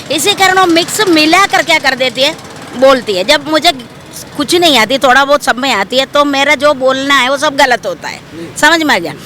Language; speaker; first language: Hindi; non-native, local second language; Malayalam